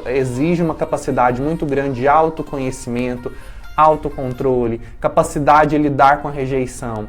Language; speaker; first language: Portuguese; native; Portuguese